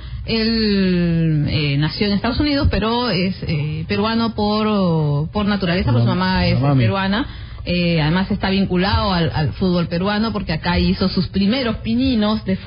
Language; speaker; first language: Spanish; native; Spanish